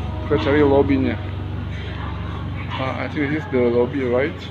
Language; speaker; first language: English; non-native, fluent; Indonesian